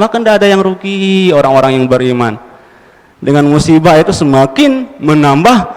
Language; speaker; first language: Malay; non-native, local second language; Sasak